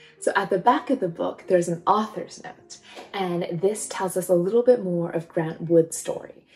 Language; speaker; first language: English; native; English